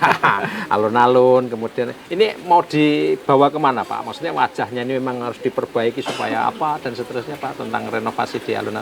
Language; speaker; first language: Indonesian; native; Indonesian